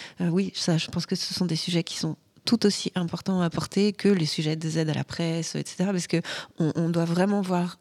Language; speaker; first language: French; native; French